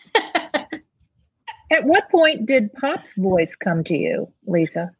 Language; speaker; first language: English; native; English